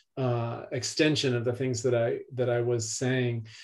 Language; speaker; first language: English; native; English